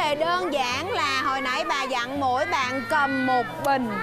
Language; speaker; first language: Vietnamese; native; Vietnamese